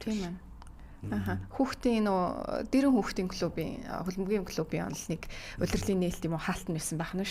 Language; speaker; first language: Mongolian; native; Mongolian